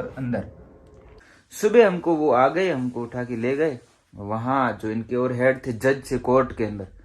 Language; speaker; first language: Hindi; native; Hindi